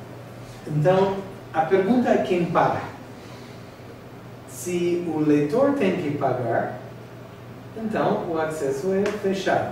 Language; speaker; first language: Portuguese; non-native, fluent; English